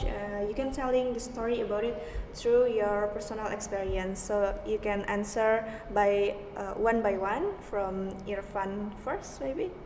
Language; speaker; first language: English; non-native, learner; Indonesian